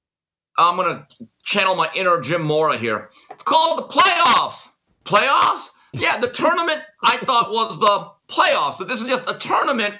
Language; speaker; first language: English; native; English